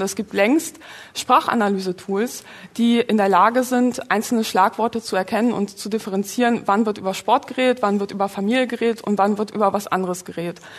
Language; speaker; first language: German; early bilingual, other home language; Polish